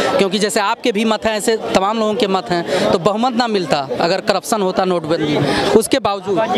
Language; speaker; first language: Hindi; native; Hindi